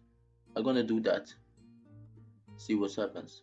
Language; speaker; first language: English; non-native, fluent; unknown